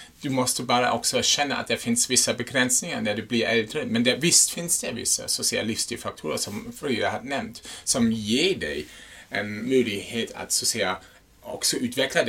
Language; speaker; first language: Swedish; non-native, fluent; German